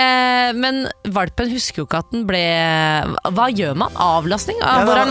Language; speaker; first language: Norwegian; native; Norwegian